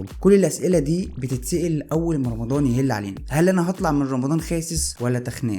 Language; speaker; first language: Arabic; native; Arabic